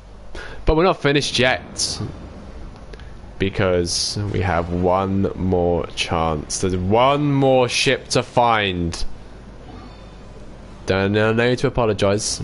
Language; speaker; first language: English; native; English